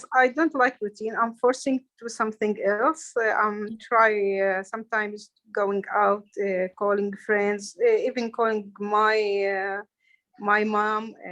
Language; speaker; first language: English; non-native, learner; Arabic